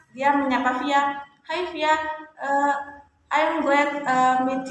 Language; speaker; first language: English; non-native, learner; Indonesian